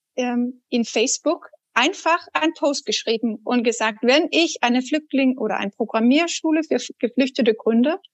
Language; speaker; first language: German; non-native, fluent; Danish